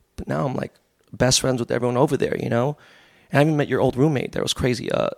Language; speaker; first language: English; native; English